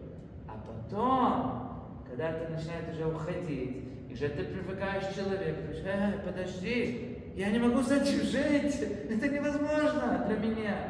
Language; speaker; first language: Russian; non-native, fluent; English